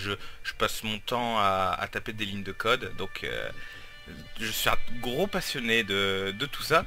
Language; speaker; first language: French; native; French